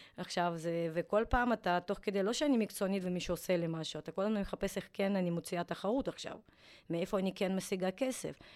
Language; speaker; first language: Hebrew; non-native, fluent; Russian